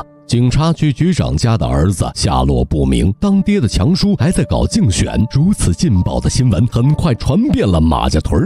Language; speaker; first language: Chinese; native; Chinese